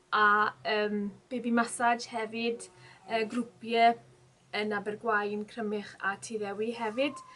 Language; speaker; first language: Welsh; native; Welsh